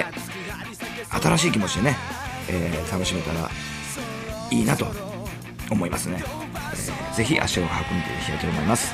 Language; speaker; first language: Japanese; native; Japanese